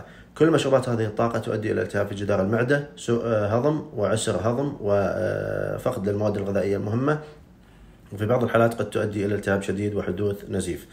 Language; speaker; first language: Arabic; native; Arabic